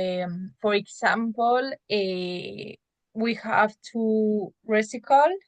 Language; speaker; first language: English; non-native, learner; Spanish